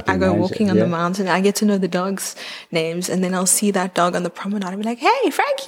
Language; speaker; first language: English; native; English